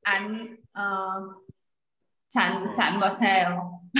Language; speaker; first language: Korean; non-native, learner; Vietnamese